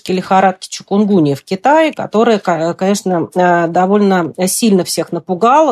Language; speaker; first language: Russian; native; Russian